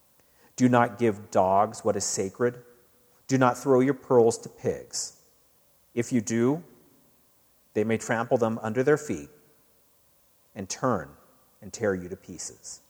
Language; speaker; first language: English; native; English